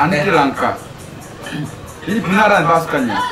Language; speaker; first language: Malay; non-native, fluent; Korean